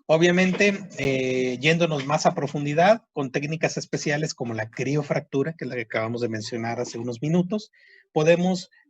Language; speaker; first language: Spanish; native; Spanish